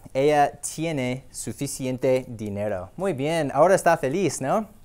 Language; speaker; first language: Spanish; non-native, fluent; English